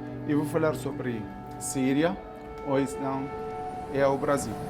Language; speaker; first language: Portuguese; non-native, fluent; Arabic